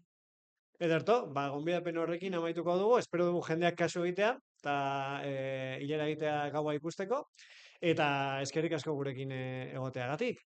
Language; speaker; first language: Basque; native; Basque